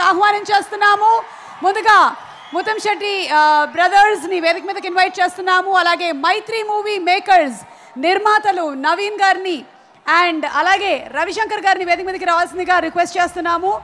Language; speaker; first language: Telugu; native; Telugu